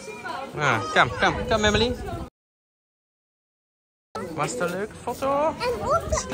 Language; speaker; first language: Dutch; native; Dutch